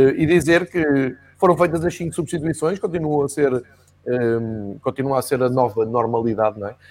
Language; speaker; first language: Portuguese; native; Portuguese